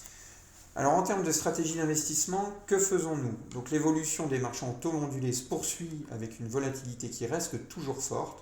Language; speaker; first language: French; native; French